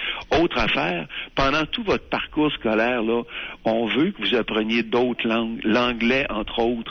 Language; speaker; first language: French; native; French